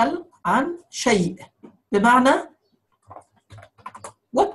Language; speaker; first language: Arabic; native; Arabic